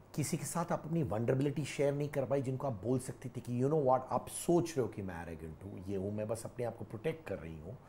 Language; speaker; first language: Hindi; native; Hindi